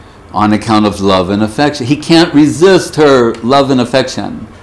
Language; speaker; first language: English; native; English